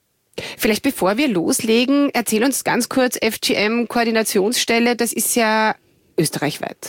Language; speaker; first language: German; native; German